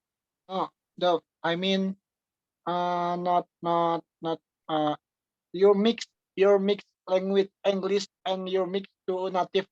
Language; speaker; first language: English; non-native, learner; Indonesian